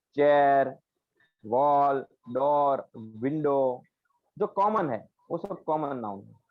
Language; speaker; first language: Hindi; non-native, local second language; Gujarati